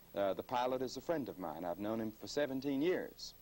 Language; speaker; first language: English; native; English